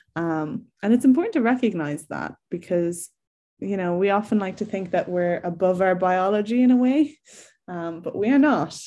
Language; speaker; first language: English; native; English